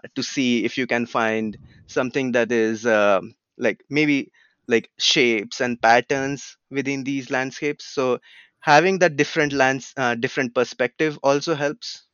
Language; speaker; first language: English; non-native, local second language; Marathi